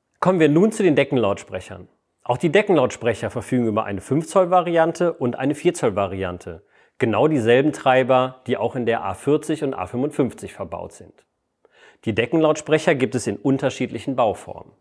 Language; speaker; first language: German; native; German